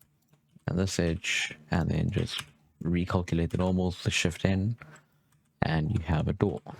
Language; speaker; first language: English; native; English